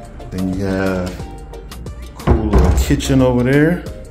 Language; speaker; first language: English; native; English